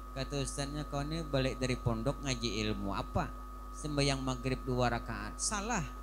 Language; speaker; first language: Indonesian; non-native, local second language; Banjar